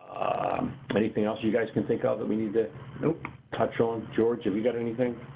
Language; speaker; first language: English; native; English